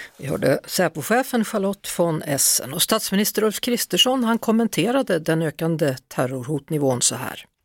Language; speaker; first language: Swedish; native; Swedish